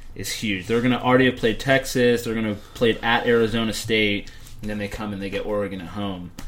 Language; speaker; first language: English; native; English